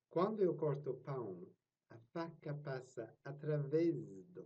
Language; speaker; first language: Portuguese; non-native, fluent; English